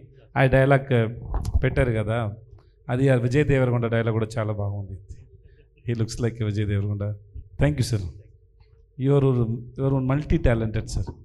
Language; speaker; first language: Telugu; non-native, learner; Tamil